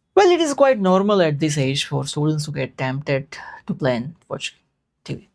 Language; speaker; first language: English; non-native, local second language; Gujarati